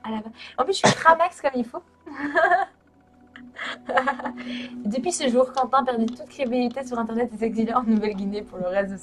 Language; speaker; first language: French; native; French